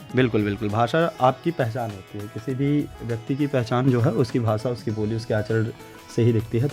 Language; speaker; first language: Hindi; native; Hindi